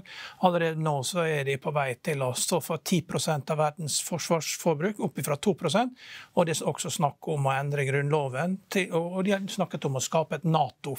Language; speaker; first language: Norwegian; native; Norwegian